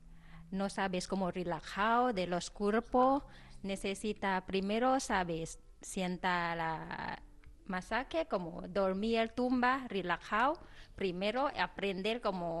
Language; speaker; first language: Spanish; non-native, learner; Thai